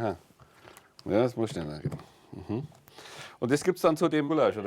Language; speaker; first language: German; native; German